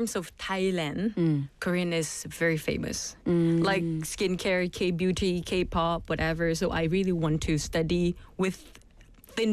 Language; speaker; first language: English; non-native, fluent; Thai